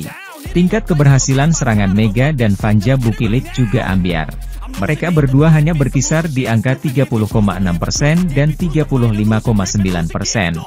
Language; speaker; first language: Indonesian; native; Indonesian